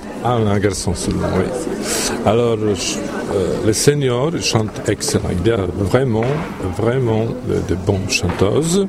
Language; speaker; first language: French; non-native, fluent; Serbian